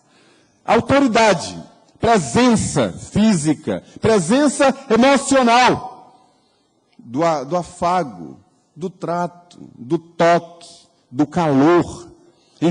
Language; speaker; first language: Portuguese; native; Portuguese